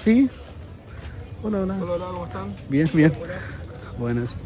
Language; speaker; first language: Spanish; non-native, learner; Urdu